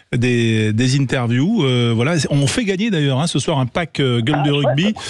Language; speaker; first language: French; native; French